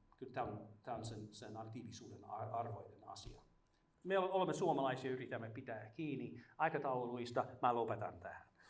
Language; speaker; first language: Finnish; non-native, fluent; English